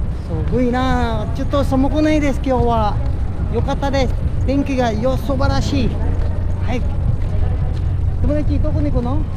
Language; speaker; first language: Japanese; non-native, learner; Filipino